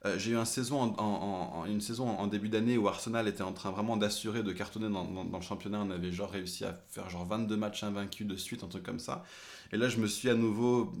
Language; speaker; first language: French; early bilingual, other home language; English